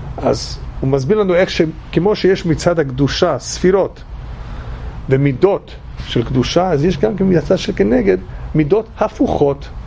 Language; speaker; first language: Hebrew; non-native, fluent; English